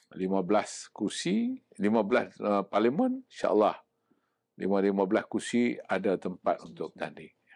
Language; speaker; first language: Malay; native; Malay